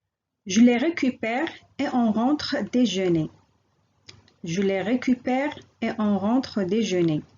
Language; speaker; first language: French; non-native, local second language; Arabic